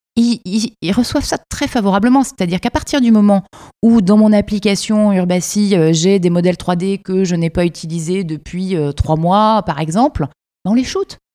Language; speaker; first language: French; native; French